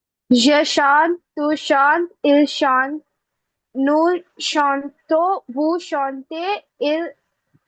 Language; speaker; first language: French; non-native, learner; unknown